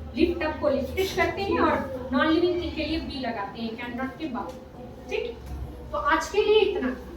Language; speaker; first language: Hindi; native; Hindi